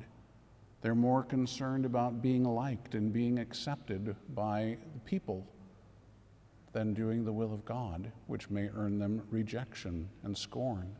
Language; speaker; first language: English; native; English